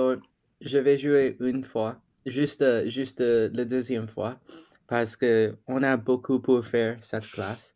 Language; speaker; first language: French; non-native, learner; English